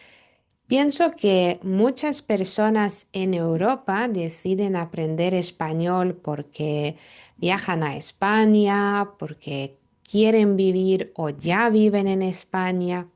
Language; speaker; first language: Spanish; non-native, fluent; Lithuanian